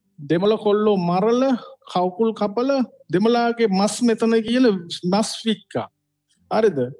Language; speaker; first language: Sinhala; non-native, local second language; Tamil